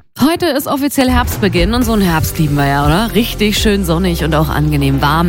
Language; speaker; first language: German; native; German